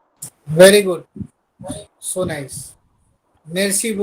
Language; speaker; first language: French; non-native, fluent; Hindi